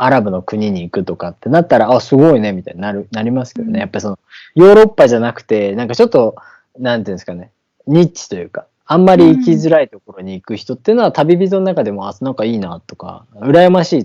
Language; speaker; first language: Japanese; native; Japanese